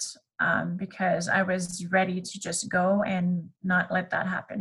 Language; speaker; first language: English; non-native, fluent; French